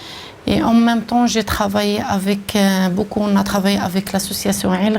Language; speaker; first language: French; non-native, local second language; Arabic